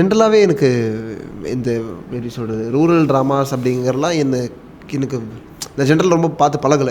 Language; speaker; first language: Tamil; native; Tamil